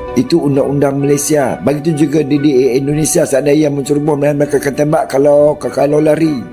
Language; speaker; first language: Malay; native; Malay